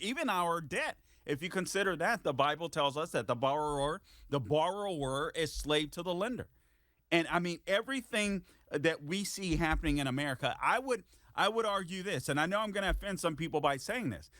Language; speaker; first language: English; native; English